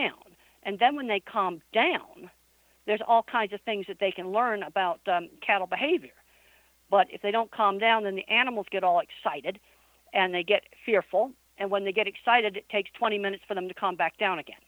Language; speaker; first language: English; native; English